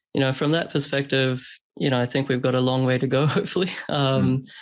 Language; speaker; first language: English; early bilingual, other home language; Hindi